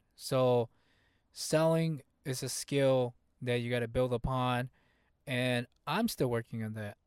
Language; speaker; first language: English; early bilingual, other home language; Hmong